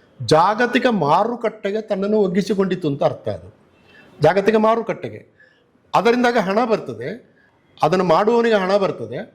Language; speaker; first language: Kannada; native; Kannada